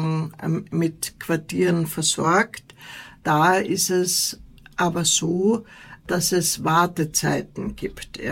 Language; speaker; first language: German; native; German